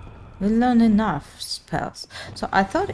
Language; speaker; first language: English; non-native, learner; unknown